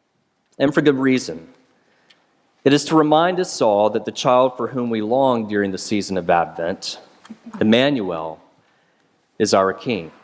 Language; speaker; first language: English; native; English